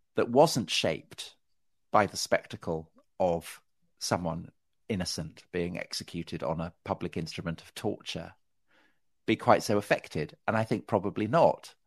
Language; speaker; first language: English; native; English